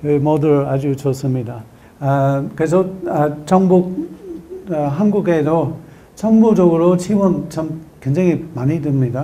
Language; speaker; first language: Korean; non-native, learner; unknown